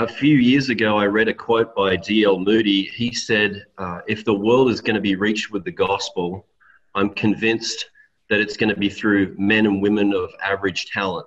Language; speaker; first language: English; native; English